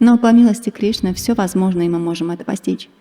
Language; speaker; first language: Russian; native; Russian